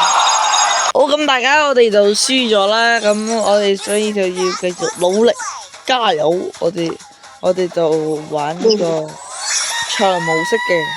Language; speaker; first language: Chinese; early bilingual, heritage; Cantonese